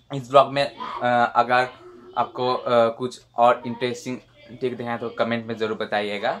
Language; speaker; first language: Hindi; non-native, local second language; Bangla